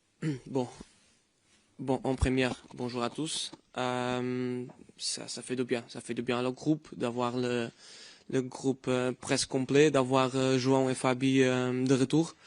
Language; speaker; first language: French; non-native, fluent; Portuguese